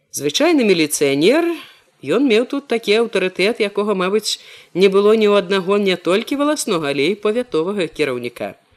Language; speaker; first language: Belarusian; native; Belarusian